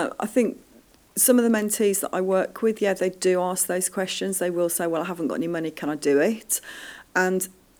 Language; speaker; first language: English; native; English